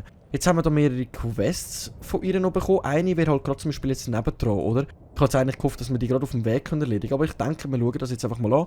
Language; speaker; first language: German; native; German